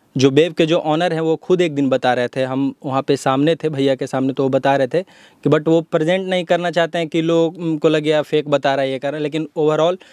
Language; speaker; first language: Hindi; native; Hindi